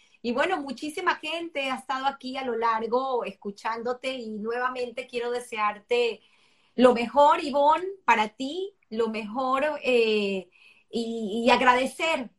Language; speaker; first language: Spanish; native; Spanish